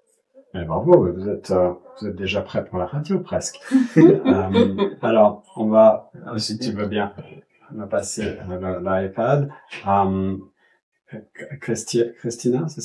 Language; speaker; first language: French; native; French